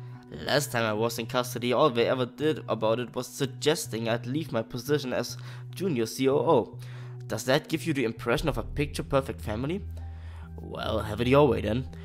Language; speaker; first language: English; non-native, fluent; German